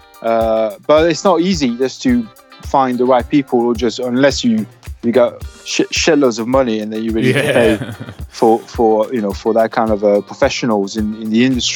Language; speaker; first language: English; non-native, fluent; French